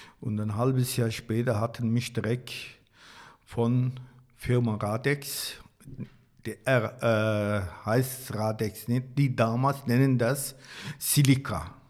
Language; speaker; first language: German; non-native, learner; Turkish